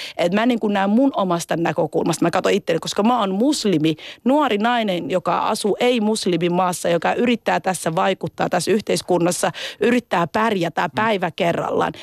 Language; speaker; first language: Finnish; early bilingual, other home language; Somali